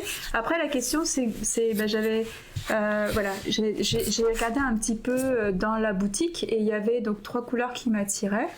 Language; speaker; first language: French; native; French